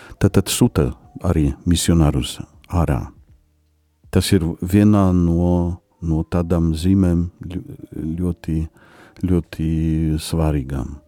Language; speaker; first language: Latvian; non-native, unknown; Polish